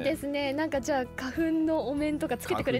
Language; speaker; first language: Japanese; native; Japanese